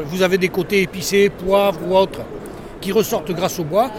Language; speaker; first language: French; native; French